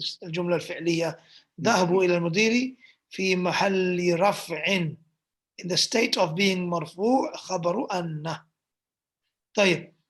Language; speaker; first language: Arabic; non-native, fluent; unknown